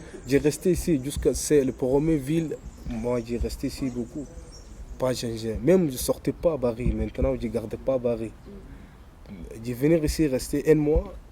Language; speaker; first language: French; non-native, learner; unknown